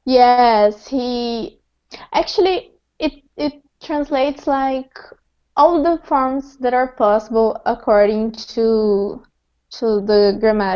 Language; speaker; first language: English; non-native, fluent; Portuguese